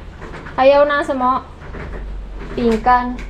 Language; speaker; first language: Chinese; non-native, learner; Javanese